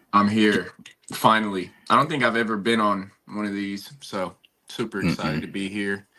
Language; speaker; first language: English; native; English